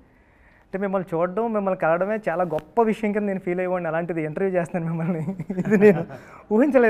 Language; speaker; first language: Telugu; native; Telugu